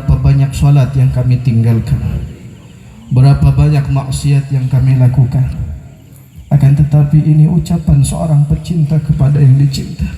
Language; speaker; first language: Indonesian; non-native, local second language; Banjar